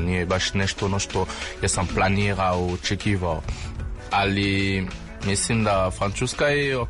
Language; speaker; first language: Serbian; non-native, learner; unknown